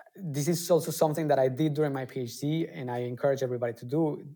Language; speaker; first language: English; non-native, fluent; Spanish